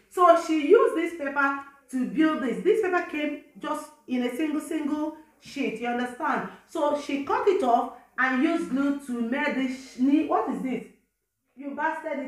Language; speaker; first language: English; non-native, local second language; Igbo